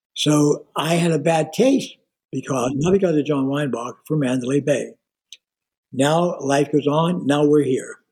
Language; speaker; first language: English; native; English